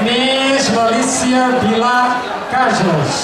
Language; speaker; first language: Catalan; native; Catalan